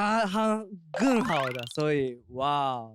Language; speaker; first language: Chinese; non-native, learner; Japanese